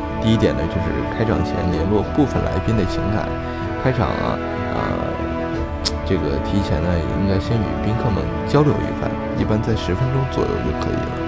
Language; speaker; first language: Chinese; native; Chinese